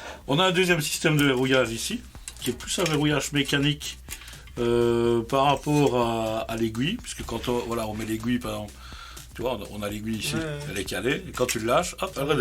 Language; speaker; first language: French; native; French